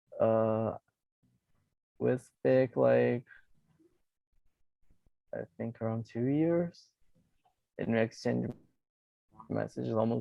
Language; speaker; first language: English; non-native, fluent; Portuguese